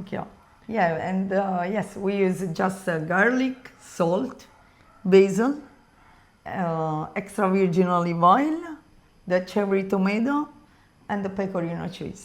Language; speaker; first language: English; non-native, learner; Italian